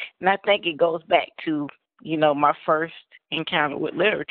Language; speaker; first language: English; native; English